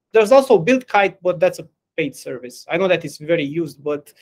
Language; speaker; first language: English; non-native, fluent; Romanian